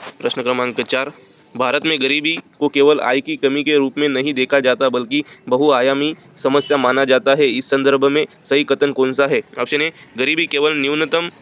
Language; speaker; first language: Hindi; non-native, local second language; Marathi